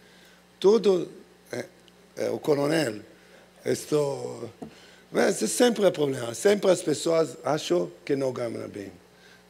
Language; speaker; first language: Portuguese; non-native, learner; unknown